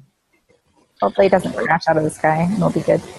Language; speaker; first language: English; native; English